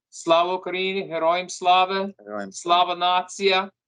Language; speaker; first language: Ukrainian; early bilingual, heritage; English